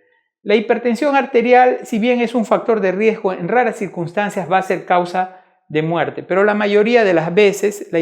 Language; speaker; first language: Spanish; native; Spanish